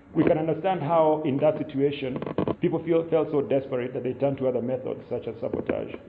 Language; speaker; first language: English; non-native, local second language; Kikuyu